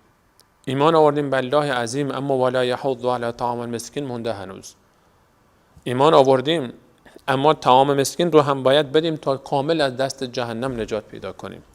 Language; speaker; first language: Persian; native; Persian